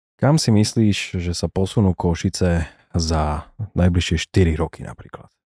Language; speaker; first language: Slovak; native; Slovak